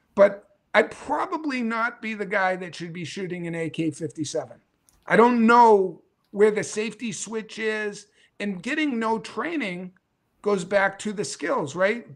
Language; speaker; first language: English; native; English